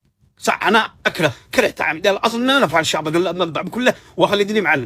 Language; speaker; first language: Arabic; native; Arabic